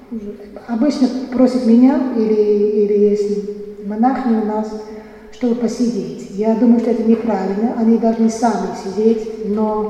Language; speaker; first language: Russian; non-native, fluent; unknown